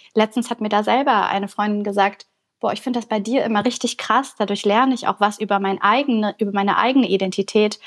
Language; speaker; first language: German; early bilingual, other home language; Bulgarian